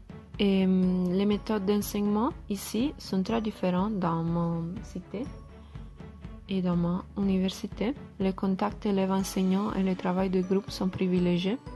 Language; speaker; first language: French; non-native, learner; Italian